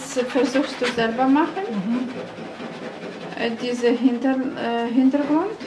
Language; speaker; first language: German; non-native, fluent; Russian